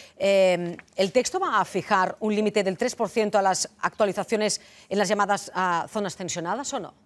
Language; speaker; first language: Spanish; non-native, local second language; Catalan